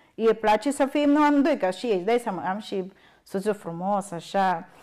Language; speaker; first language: Romanian; non-native, learner; Filipino